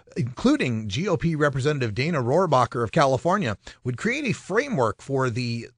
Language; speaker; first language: English; native; English